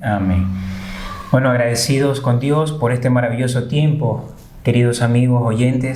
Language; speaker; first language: Spanish; native; Spanish